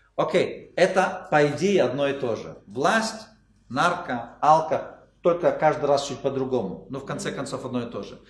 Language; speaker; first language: Russian; non-native, fluent; German